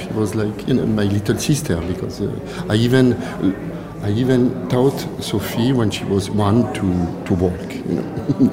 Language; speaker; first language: English; non-native, fluent; French